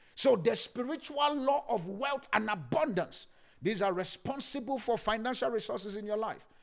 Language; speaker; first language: English; non-native, local second language; Yoruba